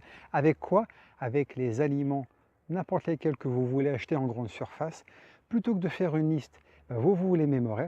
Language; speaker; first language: French; native; French